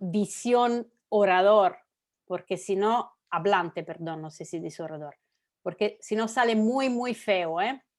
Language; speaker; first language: Spanish; non-native, fluent; Italian